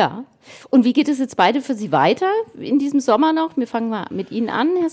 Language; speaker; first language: German; native; German